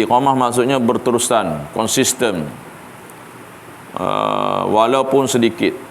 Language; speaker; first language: Malay; native; Malay